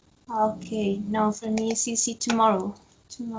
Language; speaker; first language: English; non-native, fluent; Spanish